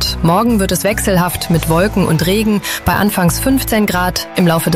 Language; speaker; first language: German; native; German